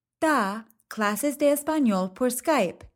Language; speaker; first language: Spanish; non-native, fluent; English